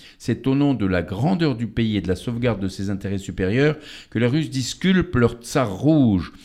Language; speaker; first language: French; native; French